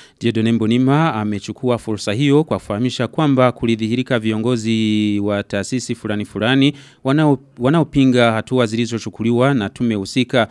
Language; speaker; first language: Swahili; non-native, local second language; Rundi